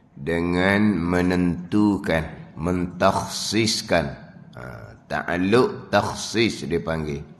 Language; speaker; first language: Malay; native; Malay